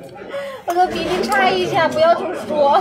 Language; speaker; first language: Chinese; native; Chinese